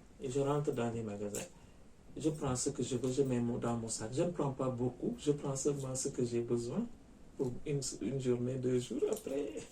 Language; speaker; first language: French; non-native, local second language; Wolof